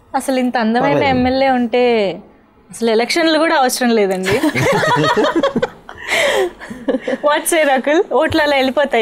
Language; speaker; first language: Telugu; native; Telugu